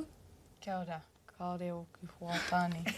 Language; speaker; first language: Māori; non-native, learner; English